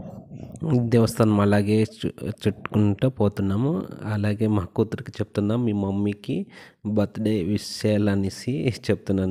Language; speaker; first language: Telugu; native; Telugu